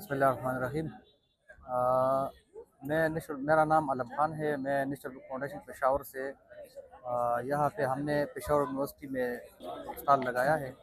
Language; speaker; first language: Hindi; non-native, local second language; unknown